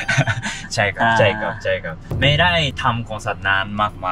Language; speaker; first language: Thai; non-native, fluent; Japanese